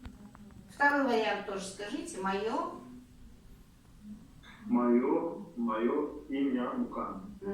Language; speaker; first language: Russian; non-native, local second language; Kazakh